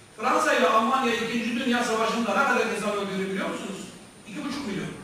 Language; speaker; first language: Turkish; native; Turkish